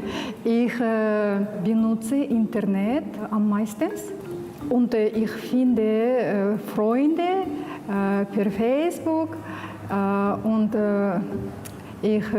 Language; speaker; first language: German; non-native, learner; Kazakh